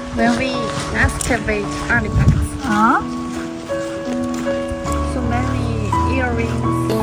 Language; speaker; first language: English; non-native, learner; Korean